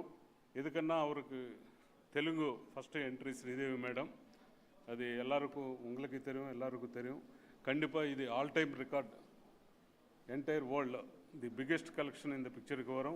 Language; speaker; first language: Tamil; non-native, local second language; Telugu